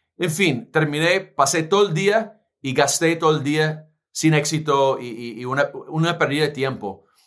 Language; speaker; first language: Spanish; non-native, fluent; English